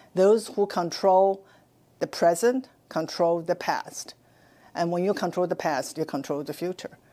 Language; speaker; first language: English; non-native, fluent; Chinese